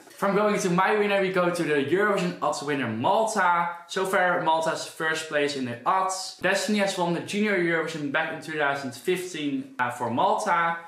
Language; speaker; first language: English; non-native, fluent; Dutch